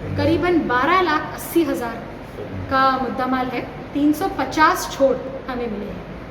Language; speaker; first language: Hindi; non-native, local second language; Gujarati